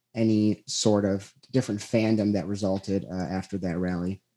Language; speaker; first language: English; native; English